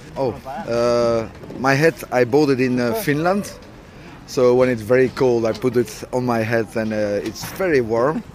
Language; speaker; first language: English; non-native, learner; French